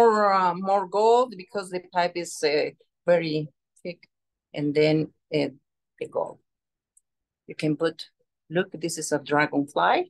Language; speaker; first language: English; non-native, learner; Spanish